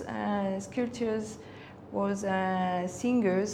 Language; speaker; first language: English; non-native, fluent; Spanish